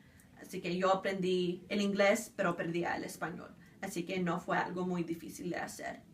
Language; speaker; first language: Spanish; early bilingual, other home language; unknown